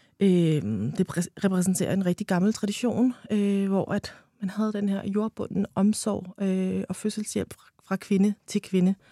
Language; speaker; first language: Danish; early bilingual, other home language; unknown